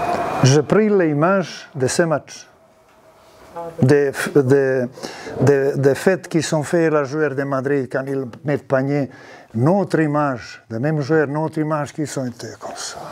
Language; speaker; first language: French; non-native, learner; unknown